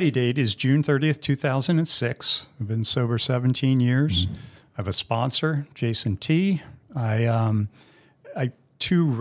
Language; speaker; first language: English; native; English